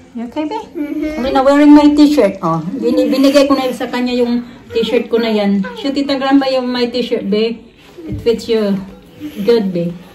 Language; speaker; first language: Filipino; non-native, local second language; Cebuano